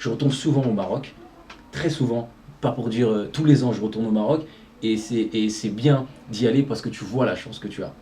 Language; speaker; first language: French; early bilingual, other home language; Arabic